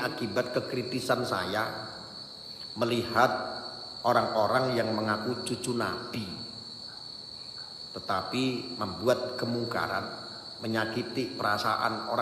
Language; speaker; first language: Indonesian; non-native, local second language; Javanese